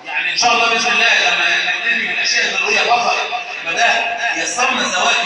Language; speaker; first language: Arabic; native; Arabic